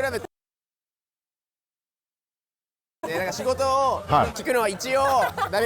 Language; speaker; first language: Japanese; native; Japanese